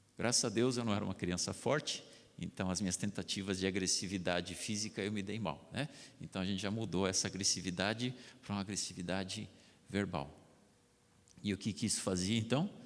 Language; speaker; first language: Portuguese; non-native, local second language; German